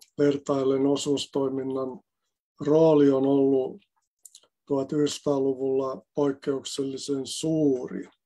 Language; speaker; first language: Finnish; native; Finnish